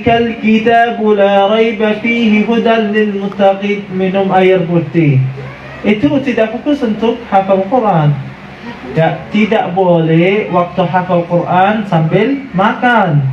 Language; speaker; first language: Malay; non-native, fluent; Arabic